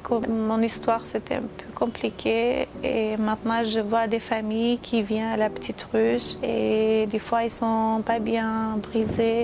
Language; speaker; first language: French; non-native, fluent; Armenian